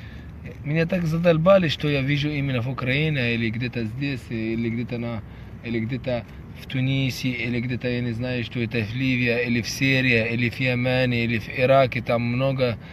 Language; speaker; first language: Russian; non-native, fluent; Arabic